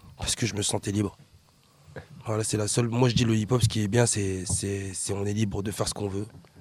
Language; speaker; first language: French; native; French